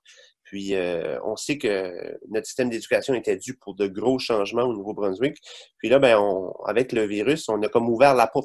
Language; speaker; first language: French; native; French